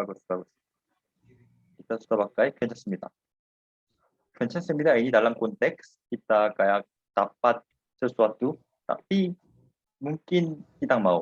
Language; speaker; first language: Indonesian; non-native, fluent; Korean